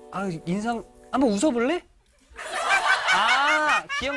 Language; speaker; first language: Korean; native; Korean